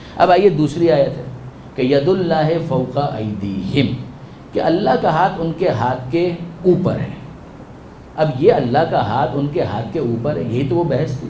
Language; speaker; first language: Urdu; non-native, local second language; Gujarati